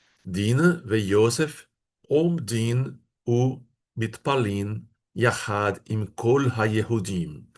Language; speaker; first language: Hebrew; non-native, fluent; Portuguese